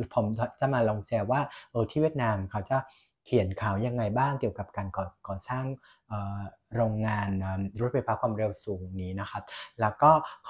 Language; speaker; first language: Thai; non-native, fluent; Vietnamese